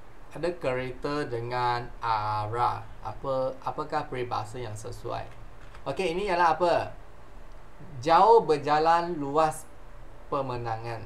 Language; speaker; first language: Malay; non-native, local second language; Chinese